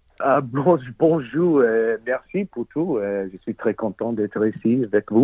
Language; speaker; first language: French; non-native, learner; English